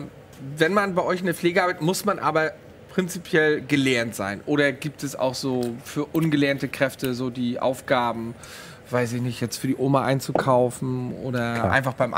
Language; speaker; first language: German; native; German